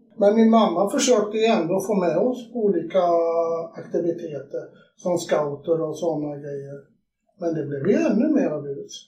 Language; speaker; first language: Swedish; native; Swedish